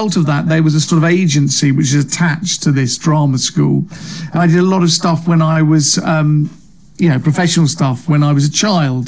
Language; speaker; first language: English; native; English